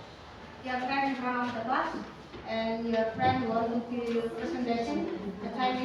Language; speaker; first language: English; non-native, learner; Indonesian